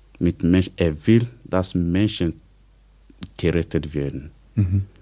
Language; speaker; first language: German; non-native, learner; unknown